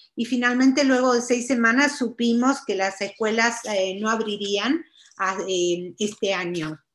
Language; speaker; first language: Spanish; native; Spanish